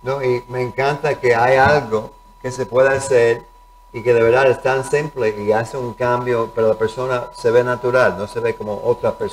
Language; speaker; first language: Spanish; early bilingual, heritage; Spanish